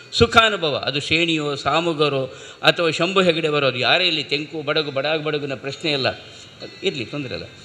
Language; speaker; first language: Kannada; native; Kannada